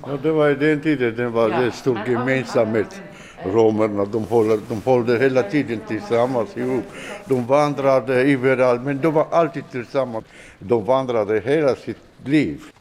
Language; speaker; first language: Swedish; non-native, fluent; Romany